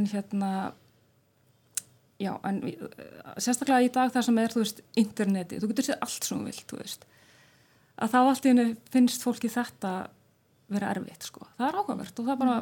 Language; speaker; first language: Icelandic; native; Icelandic